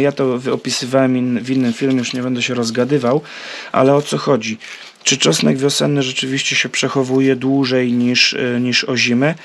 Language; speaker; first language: Polish; native; Polish